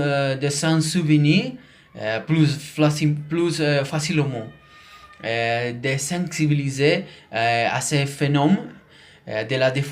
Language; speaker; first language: French; non-native, learner; Spanish